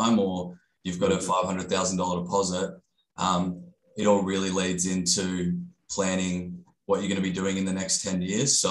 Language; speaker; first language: English; native; English